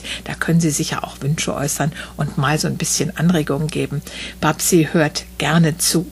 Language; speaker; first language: German; native; German